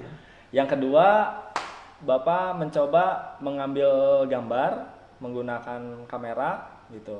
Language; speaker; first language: Indonesian; native; Indonesian